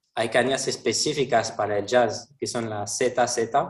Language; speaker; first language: Spanish; non-native, fluent; French